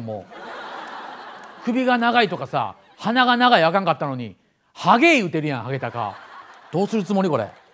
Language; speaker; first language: Japanese; native; Japanese